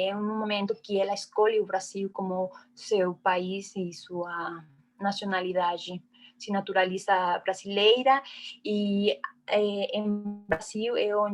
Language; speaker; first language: Portuguese; non-native, fluent; Spanish